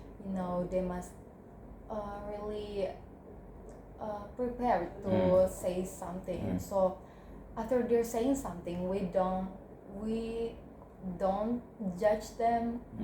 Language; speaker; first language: English; non-native, learner; Indonesian